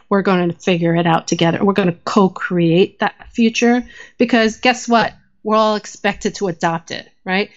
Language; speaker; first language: English; early bilingual, other home language; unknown